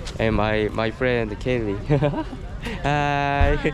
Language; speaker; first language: English; non-native, learner; Korean